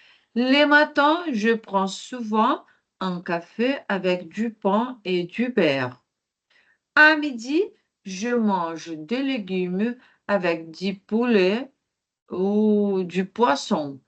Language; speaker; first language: French; non-native, fluent; Portuguese